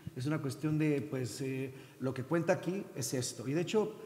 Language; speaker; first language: Spanish; native; Spanish